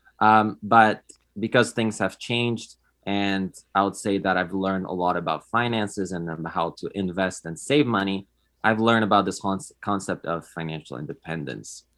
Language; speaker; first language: English; non-native, fluent; Polish